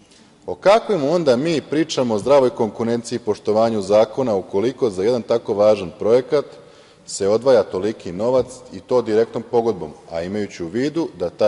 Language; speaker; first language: Serbian; native; Serbian